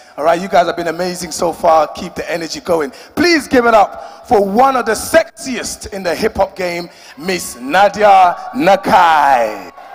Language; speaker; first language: English; early bilingual, other home language; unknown